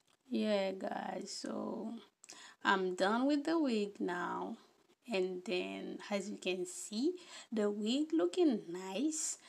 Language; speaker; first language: English; non-native, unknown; Haitian Creole